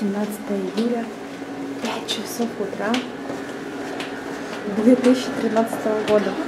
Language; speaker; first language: Russian; native; Russian